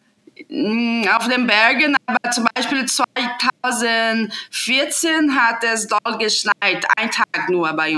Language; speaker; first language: German; non-native, fluent; Portuguese